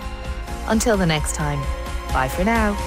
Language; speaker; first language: English; native; English